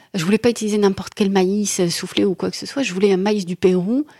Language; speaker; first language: French; non-native, local second language; Arabic